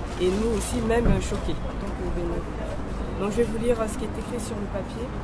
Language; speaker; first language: French; native; French